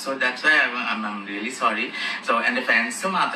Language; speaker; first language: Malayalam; non-native, fluent; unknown